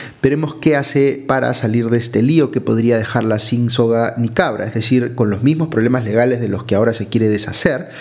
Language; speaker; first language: Spanish; native; Spanish